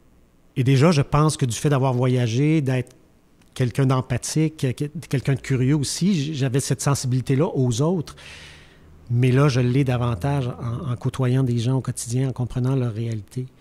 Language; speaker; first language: French; native; French